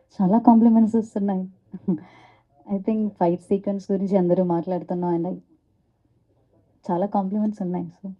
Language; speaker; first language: Telugu; non-native, learner; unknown